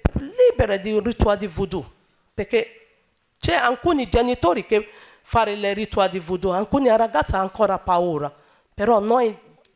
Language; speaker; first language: Italian; non-native, learner; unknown